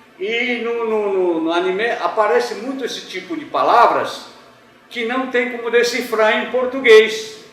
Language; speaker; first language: Portuguese; early bilingual, other home language; Japanese